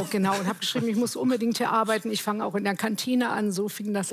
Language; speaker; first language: German; native; German